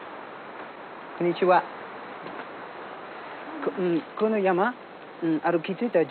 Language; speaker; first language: Japanese; non-native, learner; English